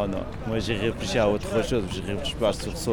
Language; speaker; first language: French; non-native, learner; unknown